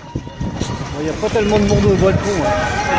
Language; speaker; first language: French; native; French